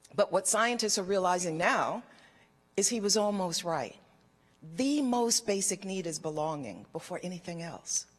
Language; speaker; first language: English; native; English